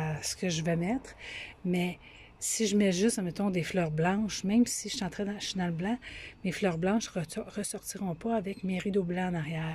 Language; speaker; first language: French; native; French